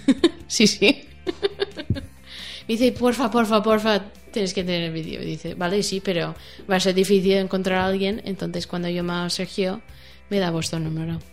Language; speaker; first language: Spanish; non-native, learner; English